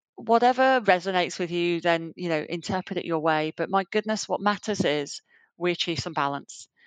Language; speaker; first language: English; native; English